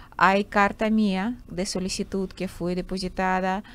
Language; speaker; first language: Spanish; non-native, fluent; Ukrainian